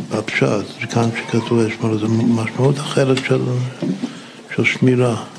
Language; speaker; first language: Hebrew; non-native, fluent; English